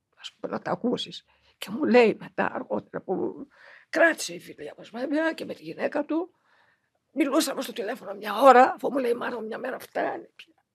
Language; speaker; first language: Greek; early bilingual, heritage; Greek